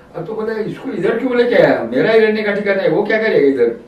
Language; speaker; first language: Hindi; non-native, local second language; Marathi